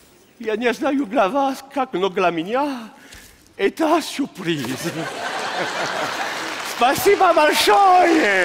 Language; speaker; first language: Russian; non-native, learner; French